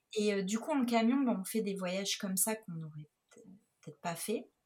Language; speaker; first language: French; native; French